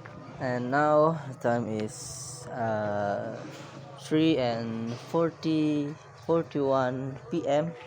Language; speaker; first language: English; non-native, learner; Indonesian